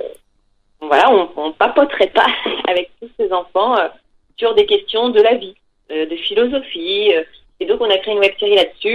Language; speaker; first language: French; native; French